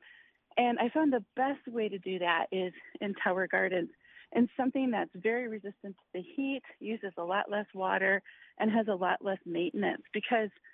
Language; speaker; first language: English; native; English